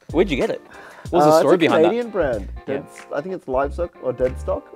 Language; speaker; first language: English; native; English